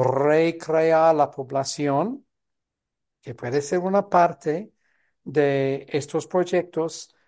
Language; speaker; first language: Spanish; non-native, fluent; English